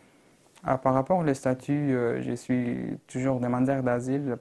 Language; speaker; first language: French; non-native, local second language; Arabic